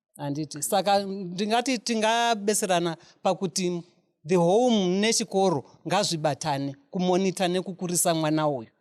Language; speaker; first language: Shona; non-native, local second language; North Ndebele